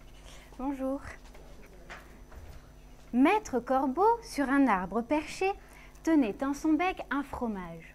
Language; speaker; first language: French; native; French